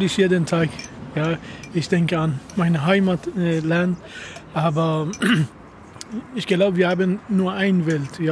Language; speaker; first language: German; non-native, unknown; Persian